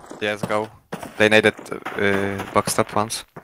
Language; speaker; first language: English; non-native, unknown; Polish